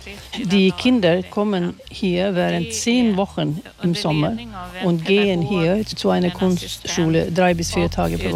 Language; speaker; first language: German; non-native, fluent; Swedish